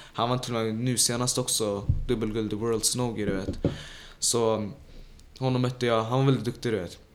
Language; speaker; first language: Swedish; early bilingual, other home language; Tajik